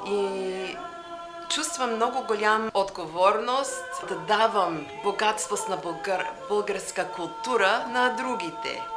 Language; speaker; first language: Bulgarian; non-native, learner; English